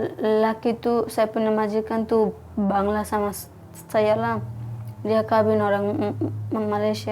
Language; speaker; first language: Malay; non-native, learner; Bangla